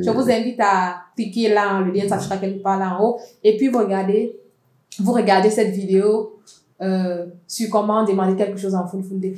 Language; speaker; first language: French; non-native, local second language; Fula